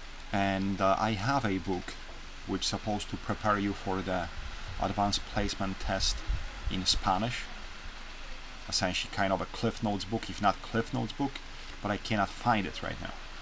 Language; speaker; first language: English; non-native, fluent; Polish